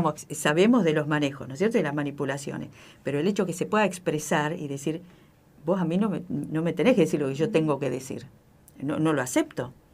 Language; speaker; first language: Spanish; native; Spanish